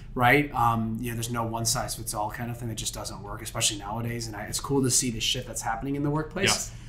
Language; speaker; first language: English; native; English